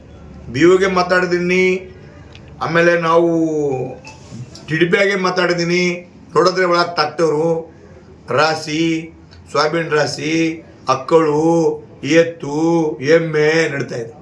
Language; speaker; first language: Kannada; non-native, local second language; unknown